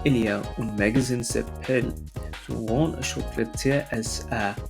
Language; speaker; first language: French; non-native, learner; English